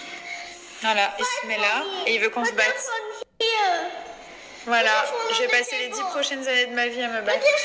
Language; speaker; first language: French; native; French